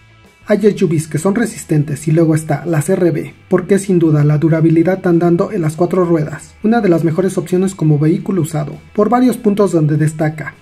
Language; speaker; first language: Spanish; native; Spanish